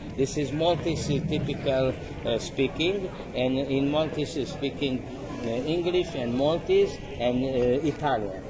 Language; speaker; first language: English; non-native, learner; Hungarian